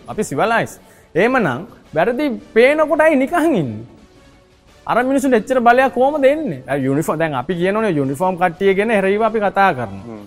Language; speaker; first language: Sinhala; non-native, local second language; Tamil